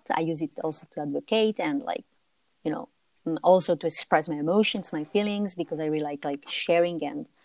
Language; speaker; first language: English; non-native, fluent; Italian